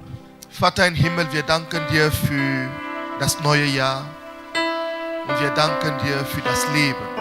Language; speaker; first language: German; non-native, fluent; French